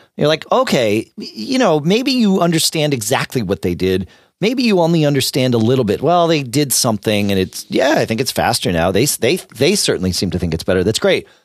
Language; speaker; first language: English; native; English